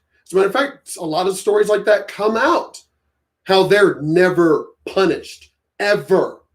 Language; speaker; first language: English; native; English